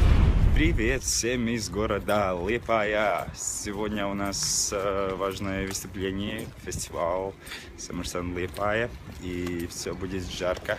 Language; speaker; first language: Russian; non-native, local second language; Latvian